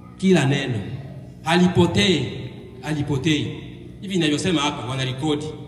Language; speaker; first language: Swahili; non-native, local second language; Bembe